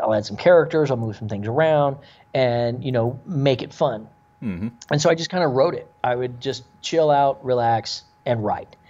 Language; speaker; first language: English; native; English